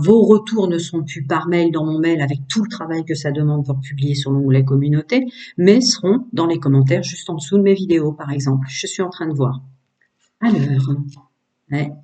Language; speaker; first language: French; native; French